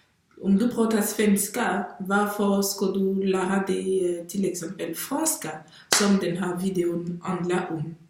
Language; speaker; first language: Swedish; non-native, fluent; French